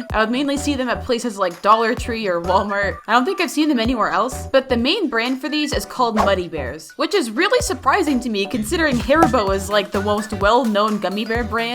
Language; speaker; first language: English; native; English